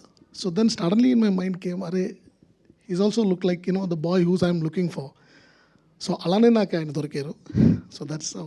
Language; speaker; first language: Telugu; non-native, fluent; Tamil